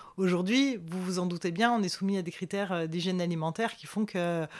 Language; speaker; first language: French; native; French